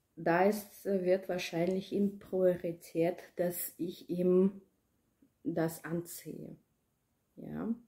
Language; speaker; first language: German; non-native, learner; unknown